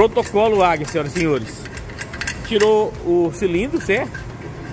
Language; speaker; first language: Portuguese; native; Portuguese